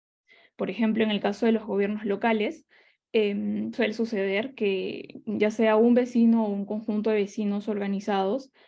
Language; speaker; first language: Spanish; native; Spanish